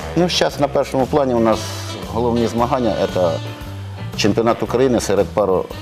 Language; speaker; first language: Ukrainian; native; Ukrainian